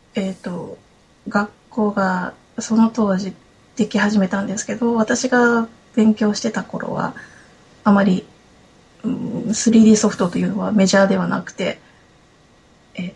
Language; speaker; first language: Japanese; native; Japanese